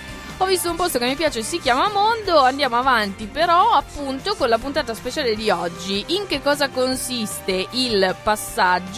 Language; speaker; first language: Italian; native; Italian